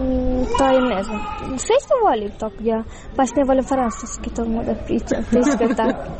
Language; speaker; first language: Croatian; non-native, learner; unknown